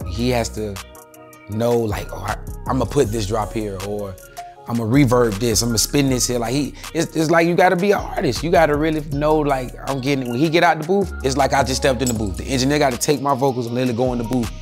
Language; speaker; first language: English; native; English